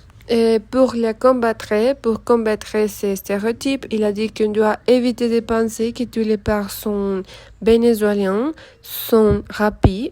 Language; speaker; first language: French; non-native, learner; Spanish